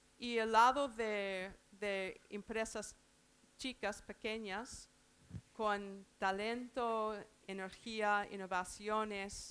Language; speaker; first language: Spanish; non-native, learner; English